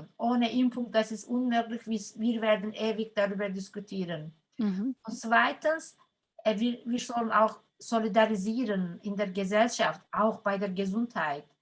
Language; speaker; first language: German; non-native, fluent; Turkish